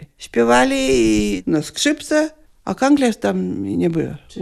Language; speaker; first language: Polish; non-native, learner; Lithuanian